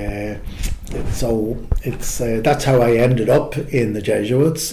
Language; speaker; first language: English; native; English